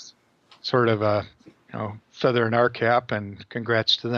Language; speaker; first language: English; native; English